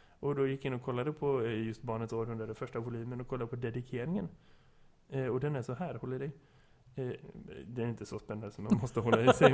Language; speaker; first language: Swedish; native; Swedish